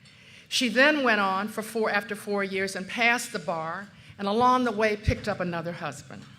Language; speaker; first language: English; native; English